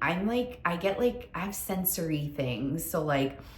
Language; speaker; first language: English; native; English